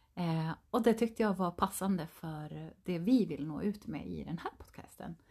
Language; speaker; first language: Swedish; early bilingual, other home language; Finnish